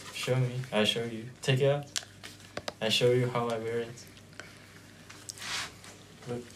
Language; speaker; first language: English; non-native, fluent; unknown